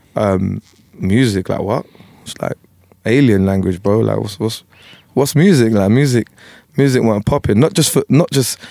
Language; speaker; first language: English; native; English